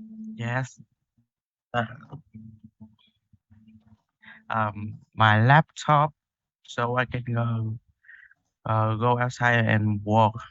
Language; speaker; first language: English; non-native, learner; Vietnamese